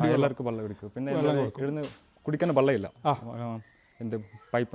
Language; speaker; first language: Malayalam; non-native, local second language; Kannada